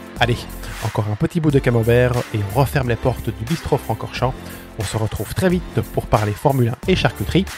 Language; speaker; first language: French; native; French